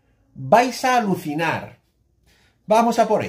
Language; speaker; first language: Spanish; native; Spanish